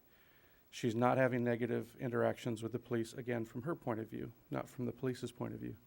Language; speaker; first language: English; native; English